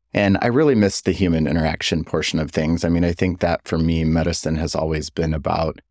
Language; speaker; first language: English; native; English